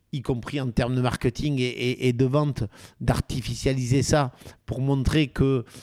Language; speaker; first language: French; native; French